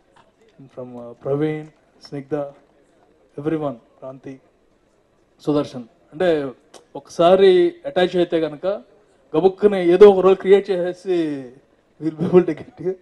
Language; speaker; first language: Telugu; native; Telugu